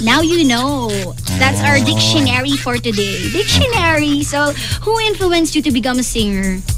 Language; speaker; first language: English; non-native, local second language; Filipino